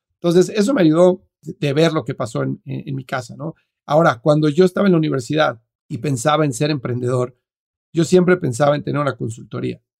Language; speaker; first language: Spanish; native; Spanish